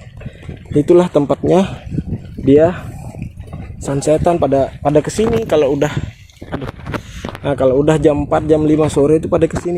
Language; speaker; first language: Indonesian; native; Indonesian